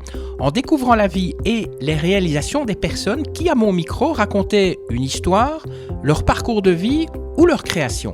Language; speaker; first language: French; native; French